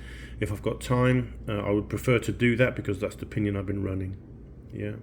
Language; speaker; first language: English; native; English